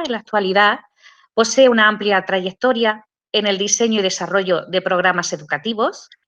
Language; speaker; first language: Spanish; native; Spanish